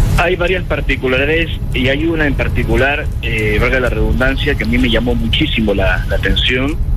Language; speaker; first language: Spanish; native; Spanish